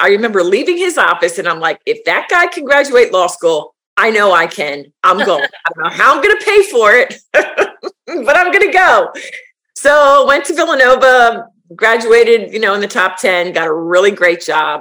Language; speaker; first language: English; native; English